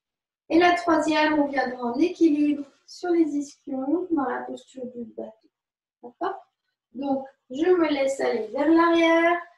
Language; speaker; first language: French; native; French